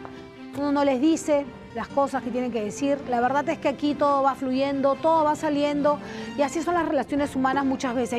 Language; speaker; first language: Spanish; native; Spanish